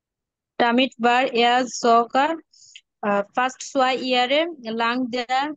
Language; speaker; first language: German; non-native, learner; Bangla